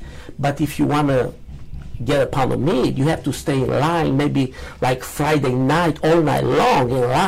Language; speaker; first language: English; non-native, learner; Romanian